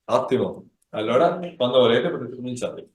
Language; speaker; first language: Italian; native; Italian